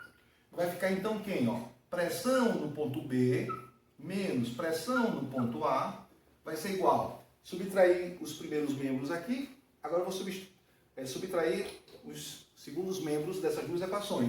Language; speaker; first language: Portuguese; native; Portuguese